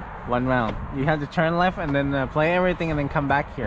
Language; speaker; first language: English; non-native, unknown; Thai